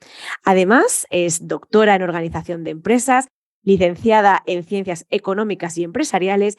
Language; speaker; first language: Spanish; native; Spanish